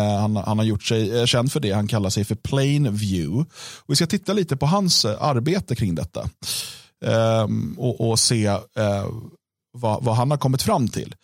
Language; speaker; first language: Swedish; native; Swedish